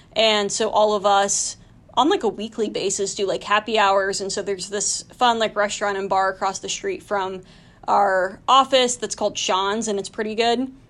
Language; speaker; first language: English; native; English